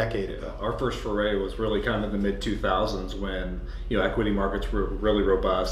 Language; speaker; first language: English; native; English